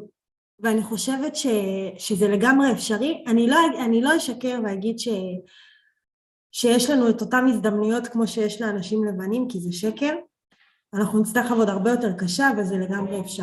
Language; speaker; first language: Hebrew; early bilingual, other home language; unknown